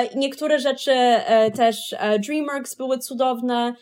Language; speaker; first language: Polish; early bilingual, heritage; Polish